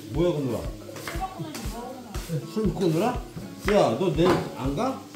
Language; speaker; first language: Korean; native; Korean